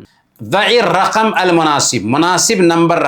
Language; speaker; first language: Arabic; non-native, fluent; Urdu